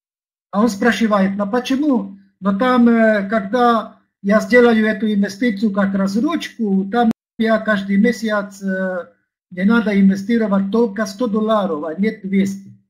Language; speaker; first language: Russian; non-native, learner; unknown